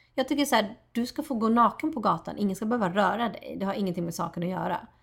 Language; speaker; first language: Swedish; native; Swedish